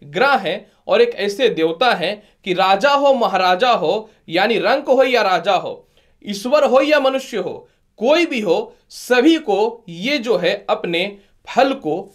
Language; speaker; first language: Hindi; native; Hindi